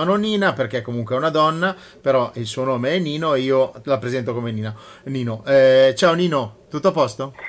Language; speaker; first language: Italian; non-native, fluent; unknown